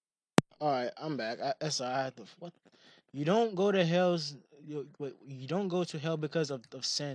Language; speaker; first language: English; native; English